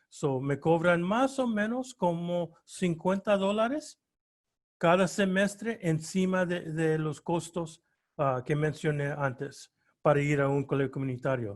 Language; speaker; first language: Spanish; early bilingual, heritage; Spanish